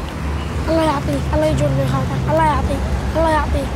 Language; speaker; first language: Arabic; native; Arabic